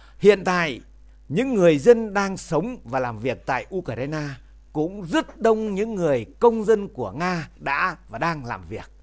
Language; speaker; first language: Vietnamese; native; Vietnamese